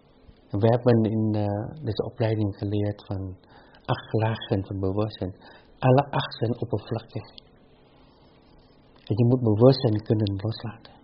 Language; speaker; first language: Dutch; non-native, fluent; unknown